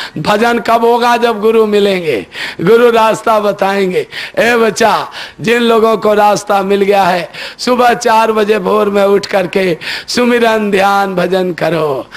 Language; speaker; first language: Hindi; native; Hindi